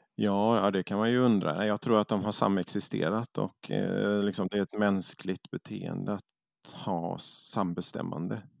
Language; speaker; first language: Swedish; native; Swedish